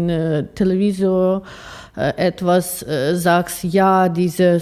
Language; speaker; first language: German; non-native, learner; Ukrainian